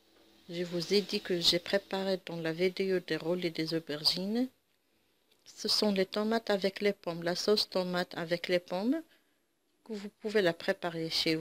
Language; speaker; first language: French; non-native, local second language; Arabic